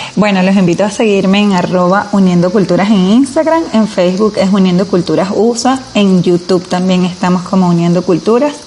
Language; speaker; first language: Spanish; native; Spanish